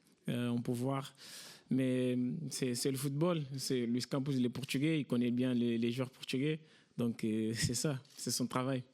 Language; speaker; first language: French; non-native, fluent; Portuguese